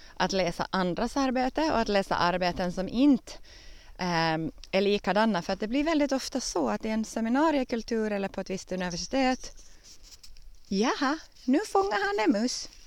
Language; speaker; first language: Swedish; native; Swedish